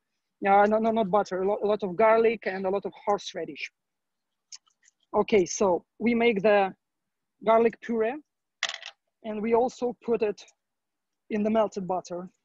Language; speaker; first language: English; non-native, learner; Ukrainian